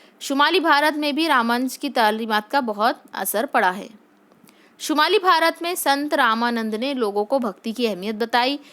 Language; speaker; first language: Urdu; native; Urdu